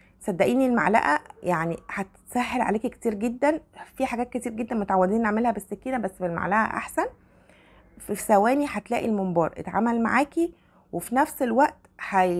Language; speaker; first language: Arabic; native; Arabic